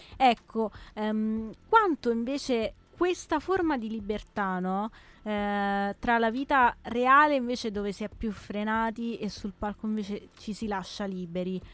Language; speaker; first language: Italian; native; Italian